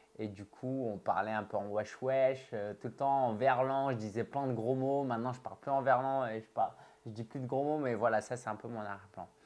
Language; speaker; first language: French; early bilingual, other home language; Chinese